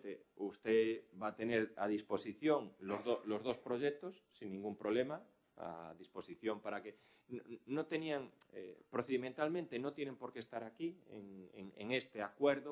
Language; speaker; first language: Spanish; native; Spanish